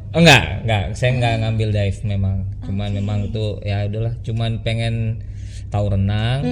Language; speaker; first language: Indonesian; native; Indonesian